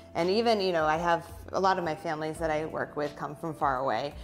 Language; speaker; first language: English; native; English